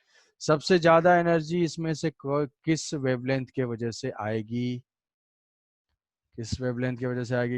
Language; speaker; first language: Hindi; native; Hindi